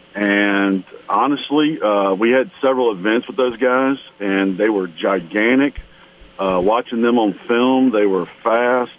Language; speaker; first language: English; native; English